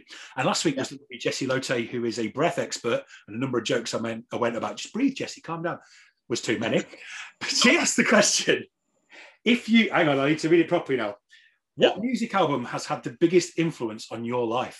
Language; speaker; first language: English; native; English